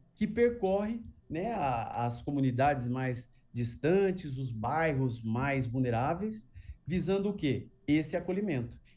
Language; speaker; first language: Portuguese; native; Portuguese